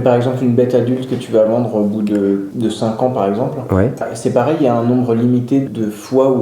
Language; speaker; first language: French; native; French